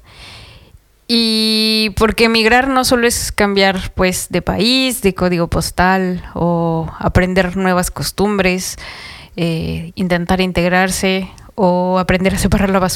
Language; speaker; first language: Spanish; native; Spanish